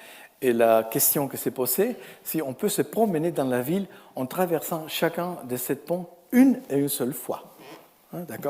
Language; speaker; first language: French; non-native, fluent; Spanish